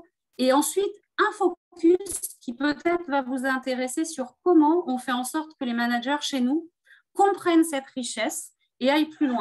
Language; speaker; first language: French; native; French